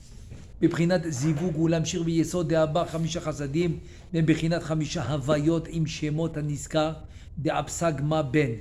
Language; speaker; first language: Hebrew; non-native, fluent; French